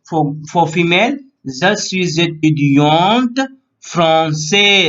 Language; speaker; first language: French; non-native, learner; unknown